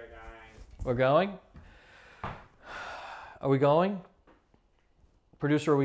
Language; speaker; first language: English; native; English